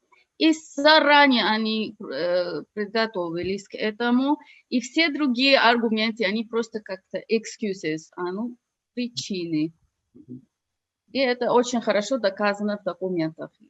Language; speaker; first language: Russian; non-native, fluent; English